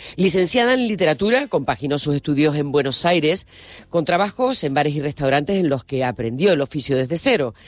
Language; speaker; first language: Spanish; native; Spanish